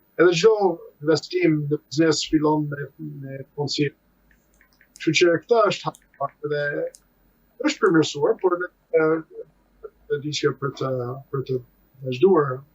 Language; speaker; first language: Albanian; non-native, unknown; English